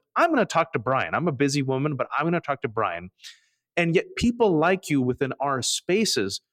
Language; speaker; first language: English; early bilingual, other home language; Urdu